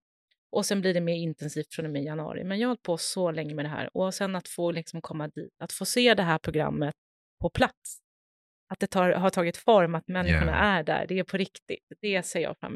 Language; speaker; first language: Swedish; native; Swedish